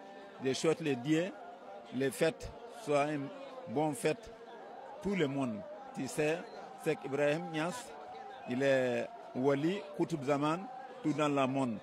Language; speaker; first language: French; non-native, local second language; Mossi